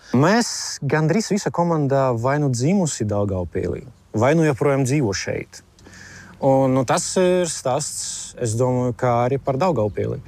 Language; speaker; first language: Latvian; non-native, local second language; Russian